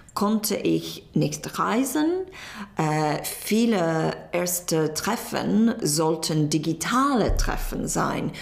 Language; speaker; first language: German; non-native, fluent; English